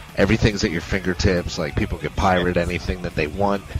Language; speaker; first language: English; native; English